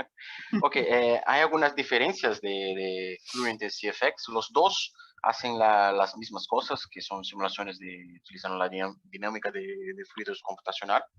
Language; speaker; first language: Spanish; non-native, fluent; Portuguese